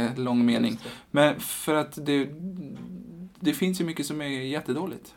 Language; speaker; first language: Swedish; native; Swedish